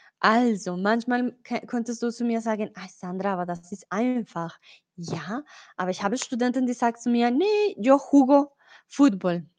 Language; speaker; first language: German; non-native, learner; Spanish